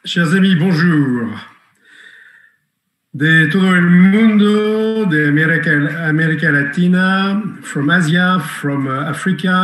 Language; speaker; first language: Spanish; non-native, fluent; French